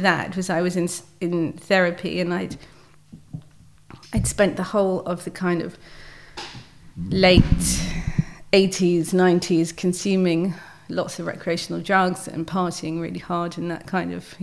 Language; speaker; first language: English; native; English